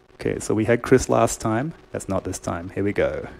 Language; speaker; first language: English; native; English